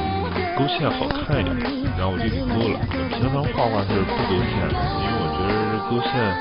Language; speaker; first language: Chinese; native; Chinese